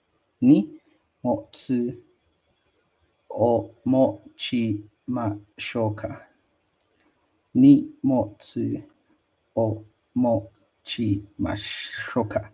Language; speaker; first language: Japanese; non-native, learner; English